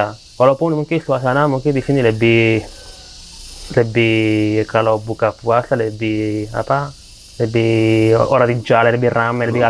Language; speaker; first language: Indonesian; non-native, fluent; Italian